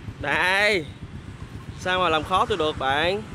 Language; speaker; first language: Vietnamese; native; Vietnamese